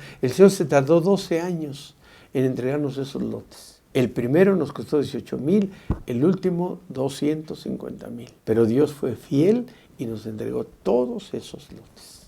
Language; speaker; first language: Spanish; native; Spanish